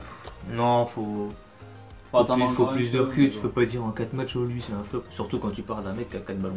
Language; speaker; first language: French; native; French